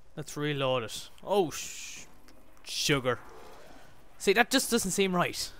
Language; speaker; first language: English; native; English